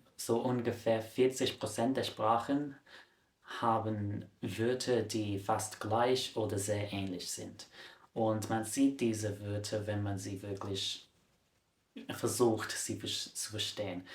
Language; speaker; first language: German; non-native, fluent; English